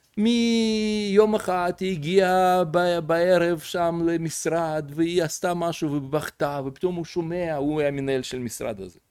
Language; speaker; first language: Hebrew; native; Hebrew